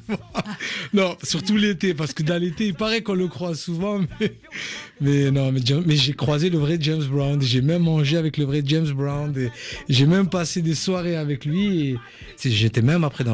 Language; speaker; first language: French; native; French